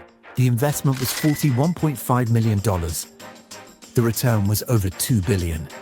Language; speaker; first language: English; native; English